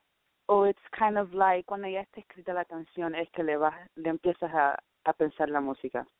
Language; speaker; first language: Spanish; early bilingual, heritage; Spanish